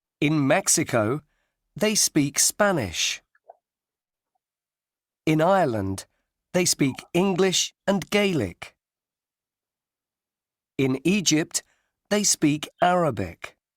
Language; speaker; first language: English; non-native, learner; Spanish